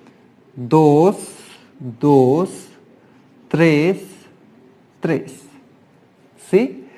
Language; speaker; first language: Spanish; non-native, learner; Hindi